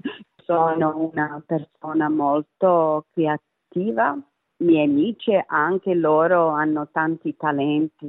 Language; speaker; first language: Italian; early bilingual, heritage; Italian